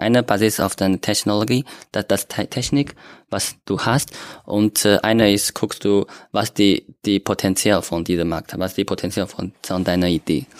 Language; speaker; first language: German; non-native, learner; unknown